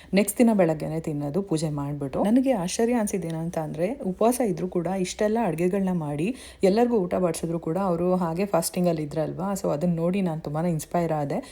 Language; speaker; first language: Kannada; native; Kannada